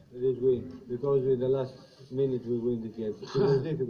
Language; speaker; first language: English; non-native, fluent; Greek